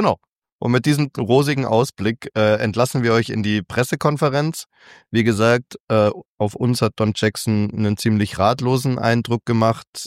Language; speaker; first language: German; native; German